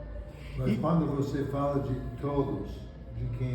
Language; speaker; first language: Portuguese; non-native, fluent; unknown